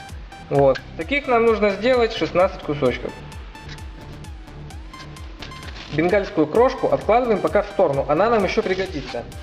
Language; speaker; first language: Russian; native; Russian